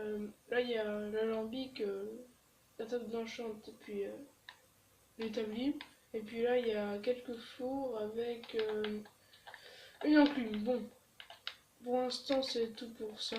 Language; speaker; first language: French; native; French